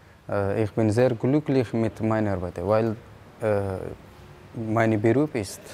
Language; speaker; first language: German; non-native, learner; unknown